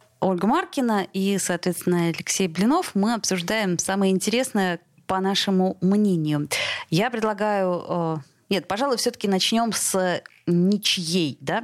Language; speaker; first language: Russian; native; Russian